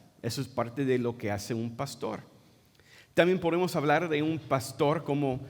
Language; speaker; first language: Spanish; non-native, fluent; English